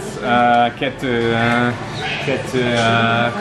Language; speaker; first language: Hungarian; non-native, learner; Dutch